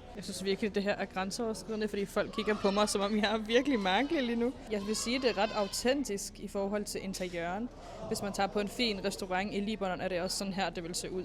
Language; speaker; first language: Danish; early bilingual, other home language; Arabic